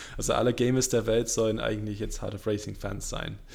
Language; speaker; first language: German; non-native, fluent; English